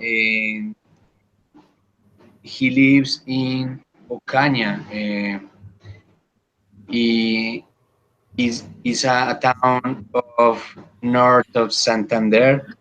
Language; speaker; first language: English; non-native, learner; Spanish